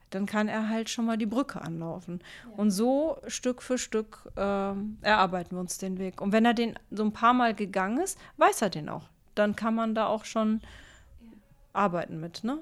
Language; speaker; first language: German; native; German